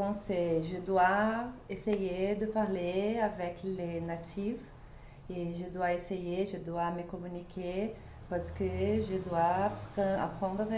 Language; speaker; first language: French; non-native, fluent; Portuguese